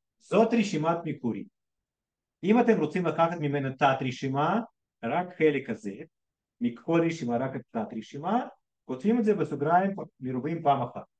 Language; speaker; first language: Hebrew; non-native, fluent; Russian